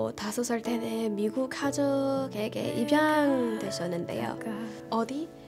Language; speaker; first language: Korean; non-native, fluent; English